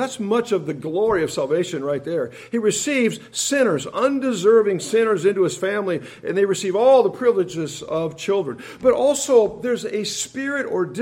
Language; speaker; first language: English; native; English